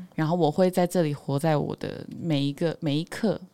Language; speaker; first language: Chinese; non-native, local second language; Hakka Chinese